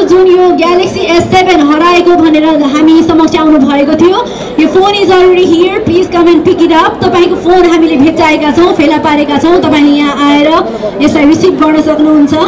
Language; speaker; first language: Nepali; non-native, local second language; Sherpa